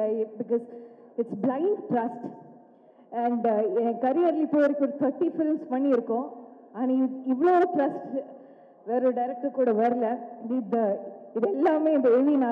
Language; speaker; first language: Tamil; non-native, local second language; Malayalam